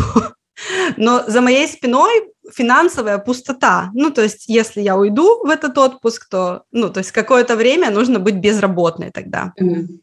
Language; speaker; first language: Russian; native; Russian